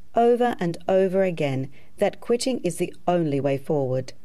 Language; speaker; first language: English; native; English